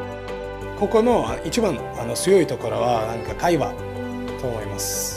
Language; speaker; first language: Japanese; non-native, learner; Turkish